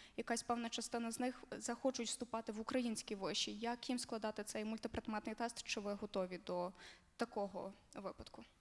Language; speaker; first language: Ukrainian; native; Ukrainian